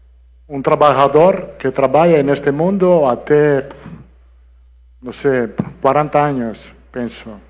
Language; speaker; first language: Portuguese; non-native, learner; Italian